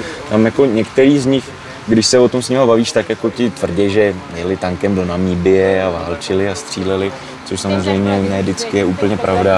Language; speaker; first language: Czech; native; Czech